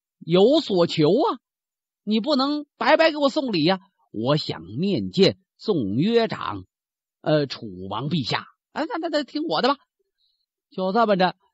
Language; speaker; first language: Chinese; native; Chinese